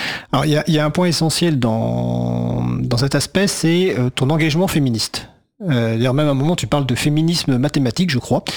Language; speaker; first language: French; native; French